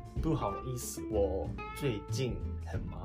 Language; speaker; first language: Chinese; non-native, learner; Japanese